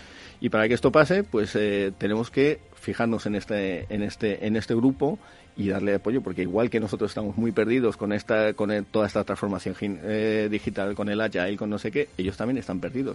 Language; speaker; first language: Spanish; native; Spanish